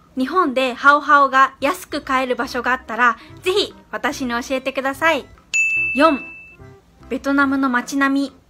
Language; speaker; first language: Japanese; native; Japanese